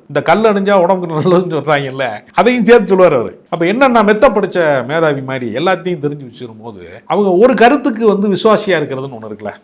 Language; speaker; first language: Tamil; native; Tamil